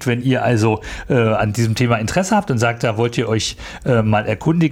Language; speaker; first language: German; native; German